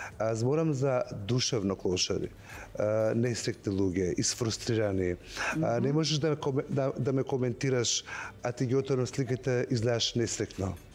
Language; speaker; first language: Macedonian; native; Macedonian